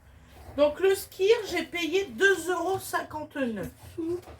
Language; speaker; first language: French; native; French